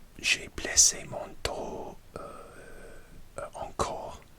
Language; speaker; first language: French; non-native, learner; English